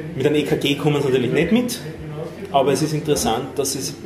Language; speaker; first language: German; native; German